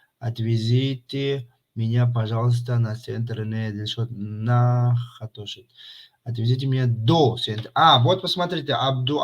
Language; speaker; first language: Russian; non-native, fluent; Tajik